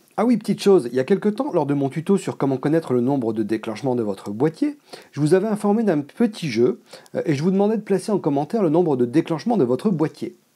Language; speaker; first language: French; native; French